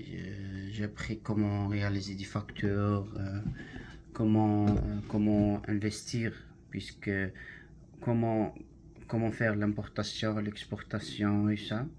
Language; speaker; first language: French; non-native, learner; Arabic